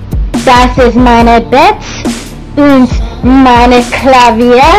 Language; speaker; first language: German; non-native, learner; English